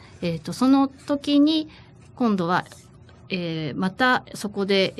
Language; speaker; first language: Japanese; native; Japanese